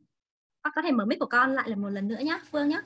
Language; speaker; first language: Vietnamese; native; Vietnamese